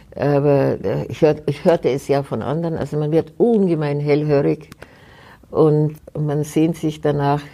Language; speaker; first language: German; native; German